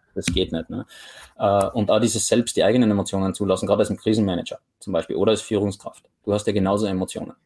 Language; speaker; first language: German; native; German